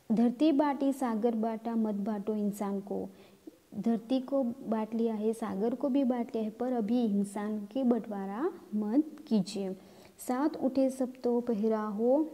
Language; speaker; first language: Hindi; non-native, local second language; Gamit